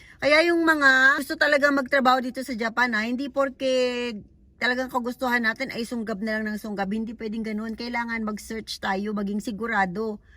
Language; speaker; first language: Filipino; non-native, local second language; Cebuano